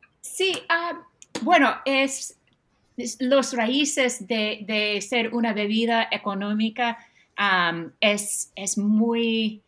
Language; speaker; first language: Spanish; non-native, fluent; English